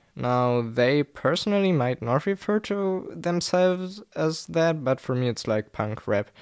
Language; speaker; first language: English; non-native, fluent; German